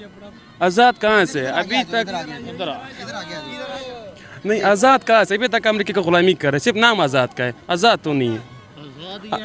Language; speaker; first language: Hindi; non-native, local second language; Pashto